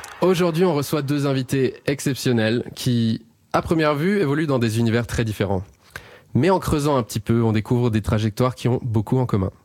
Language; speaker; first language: French; native; French